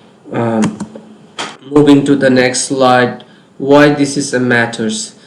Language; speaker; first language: English; non-native, local second language; Bangla